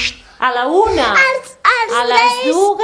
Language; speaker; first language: Catalan; native; Catalan